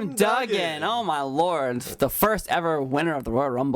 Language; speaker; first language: English; native; English